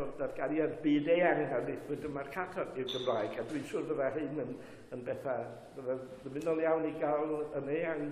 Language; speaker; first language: Welsh; native; Welsh